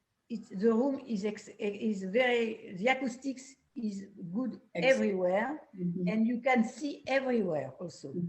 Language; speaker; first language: English; non-native, learner; French